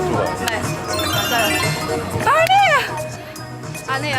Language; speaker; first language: Korean; non-native, learner; English